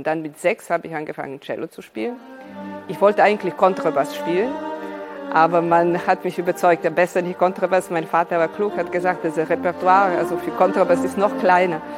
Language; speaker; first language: German; non-native, fluent; Serbian